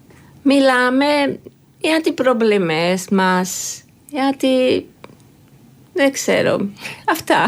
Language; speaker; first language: Greek; non-native, fluent; Georgian